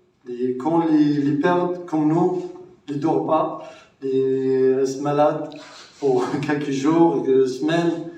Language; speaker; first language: French; non-native, learner; Arabic